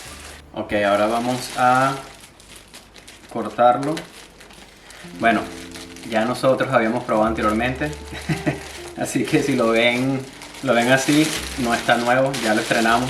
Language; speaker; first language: Spanish; native; Spanish